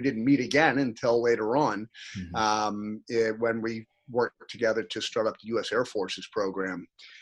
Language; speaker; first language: English; native; English